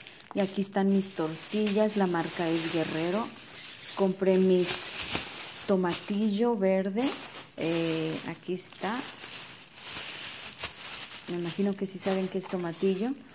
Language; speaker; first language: Spanish; early bilingual, heritage; Spanish